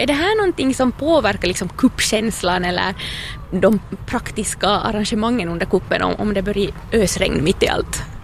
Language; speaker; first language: Swedish; native; Swedish